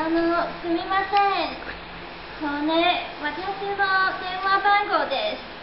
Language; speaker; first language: Japanese; non-native, learner; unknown